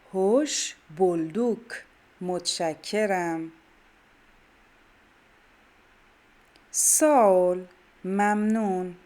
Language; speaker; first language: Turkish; non-native, fluent; Persian